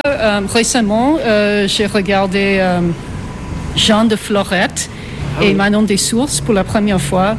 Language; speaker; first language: French; non-native, fluent; English